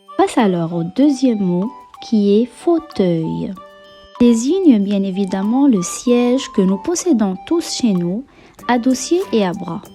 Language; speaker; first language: French; non-native, local second language; Arabic